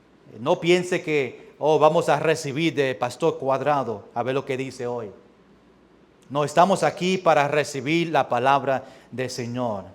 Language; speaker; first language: Spanish; early bilingual, heritage; English